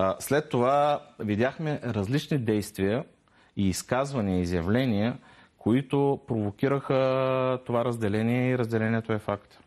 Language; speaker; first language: Bulgarian; non-native, local second language; Turkish